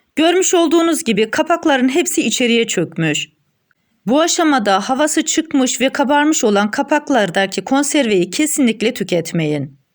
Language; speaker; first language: Turkish; native; Turkish